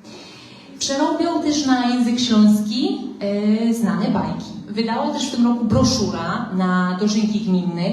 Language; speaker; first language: Polish; native; Polish